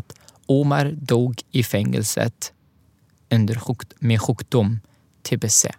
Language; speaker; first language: Swedish; non-native, fluent; Arabic